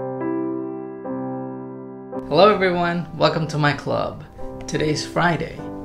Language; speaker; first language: English; non-native, local second language; Bangla